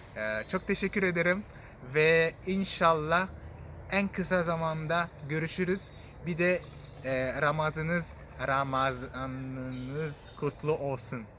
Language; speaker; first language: Turkish; non-native, fluent; French